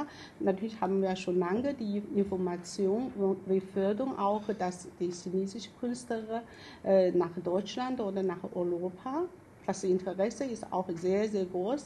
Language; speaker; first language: German; non-native, fluent; Chinese